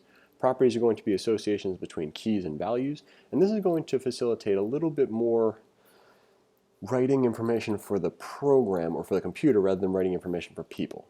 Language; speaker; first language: English; native; English